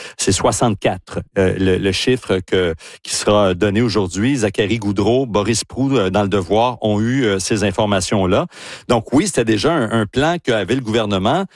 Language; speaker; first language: French; native; French